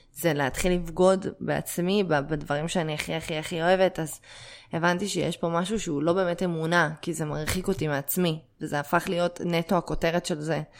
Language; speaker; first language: Hebrew; early bilingual, other home language; Russian